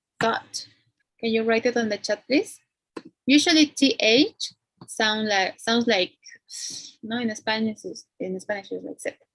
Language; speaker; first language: English; non-native, fluent; Spanish